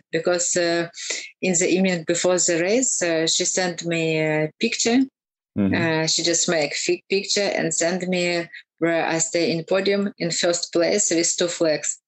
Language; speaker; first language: English; non-native, learner; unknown